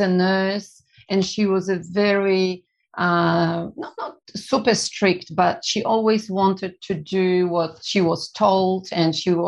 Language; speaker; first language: English; non-native, fluent; Polish